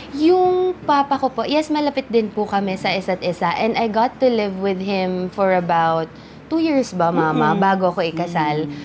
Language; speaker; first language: Filipino; native; Filipino